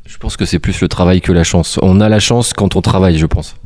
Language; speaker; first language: French; native; French